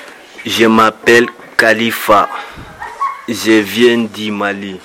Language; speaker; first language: French; non-native, learner; Soninke